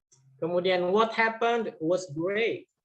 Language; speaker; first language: English; non-native, fluent; Indonesian